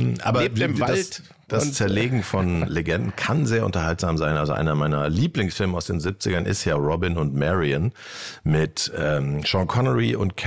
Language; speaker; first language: German; native; German